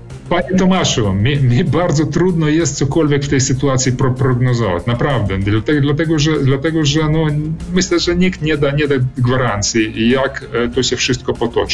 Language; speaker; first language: Polish; early bilingual, heritage; Polish